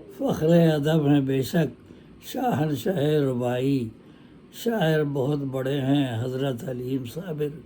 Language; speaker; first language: Urdu; native; Urdu